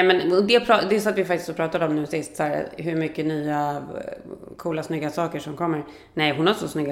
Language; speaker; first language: Swedish; native; Swedish